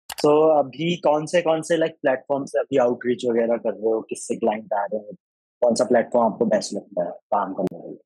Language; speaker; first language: Hindi; native; Hindi